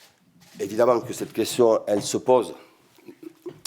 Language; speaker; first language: French; native; French